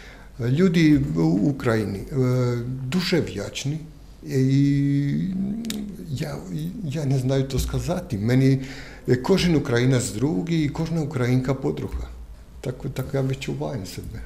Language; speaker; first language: Ukrainian; non-native, learner; Croatian